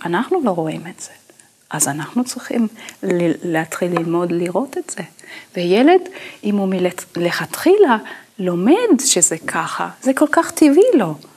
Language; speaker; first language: Hebrew; non-native, fluent; Italian